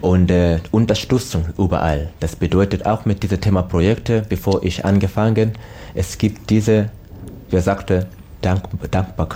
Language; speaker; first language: German; non-native, learner; Swahili